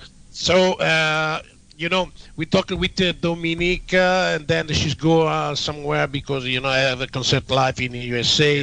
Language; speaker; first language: English; non-native, learner; Italian